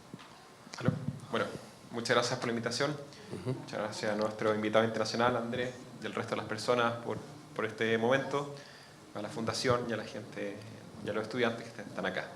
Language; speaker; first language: Spanish; native; Spanish